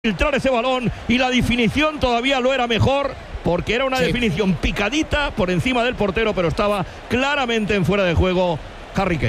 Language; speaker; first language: Spanish; native; Spanish